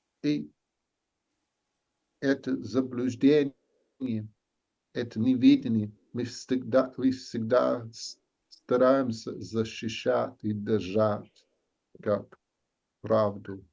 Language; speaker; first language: Russian; non-native, learner; English